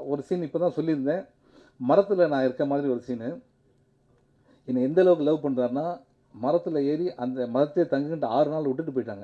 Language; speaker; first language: Tamil; native; Tamil